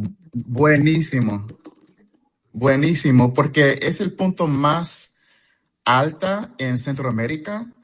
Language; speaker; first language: Spanish; non-native, fluent; English